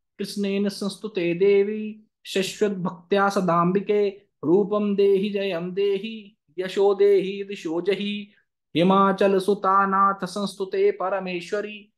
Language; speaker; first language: Hindi; native; Hindi